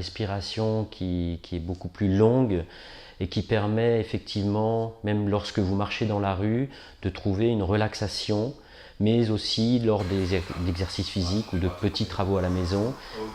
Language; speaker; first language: French; native; French